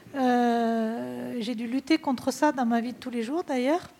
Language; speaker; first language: French; native; French